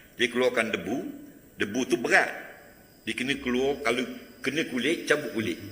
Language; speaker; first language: Malay; native; Malay